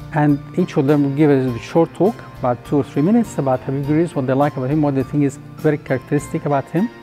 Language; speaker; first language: English; non-native, fluent; Arabic